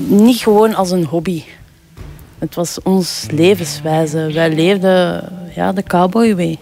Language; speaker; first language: Dutch; native; Dutch